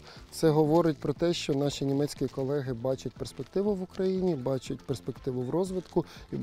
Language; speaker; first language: Ukrainian; native; Ukrainian